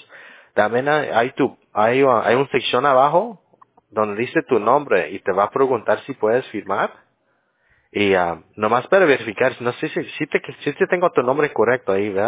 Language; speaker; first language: Spanish; early bilingual, heritage; Spanish